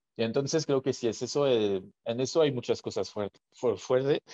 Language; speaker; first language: Spanish; non-native, fluent; French